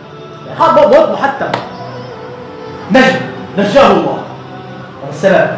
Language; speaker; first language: Arabic; native; Arabic